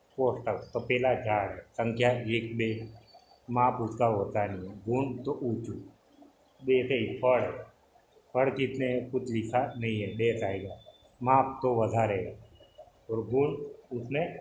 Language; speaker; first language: Hindi; non-native, local second language; Gujarati